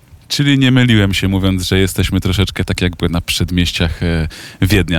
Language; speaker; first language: Polish; native; Polish